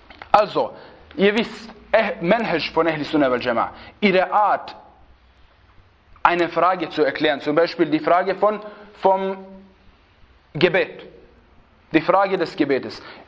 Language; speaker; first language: German; non-native, fluent; Arabic